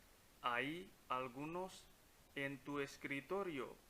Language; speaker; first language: Spanish; non-native, fluent; Punjabi